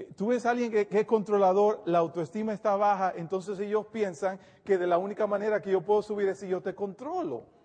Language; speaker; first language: Spanish; native; Spanish